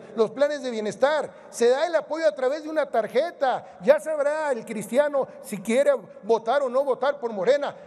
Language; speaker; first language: Spanish; native; Spanish